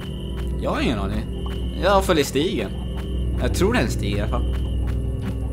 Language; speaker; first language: Swedish; native; Swedish